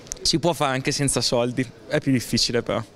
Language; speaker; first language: Italian; native; Italian